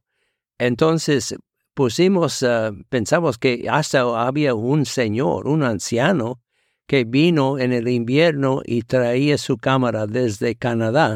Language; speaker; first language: Spanish; non-native, fluent; English